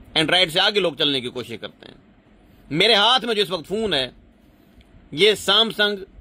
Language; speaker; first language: Urdu; non-native, local second language; Punjabi